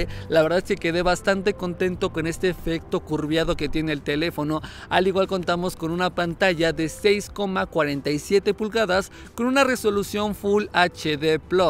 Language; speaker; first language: Spanish; native; Spanish